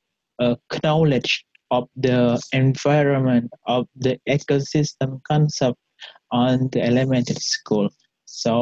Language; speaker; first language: English; non-native, learner; Indonesian